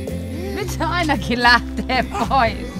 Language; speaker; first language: Finnish; native; Finnish